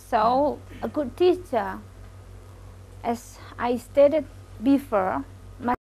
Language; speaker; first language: English; non-native, local second language; Indonesian